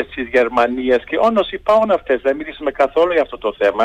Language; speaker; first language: Greek; non-native, fluent; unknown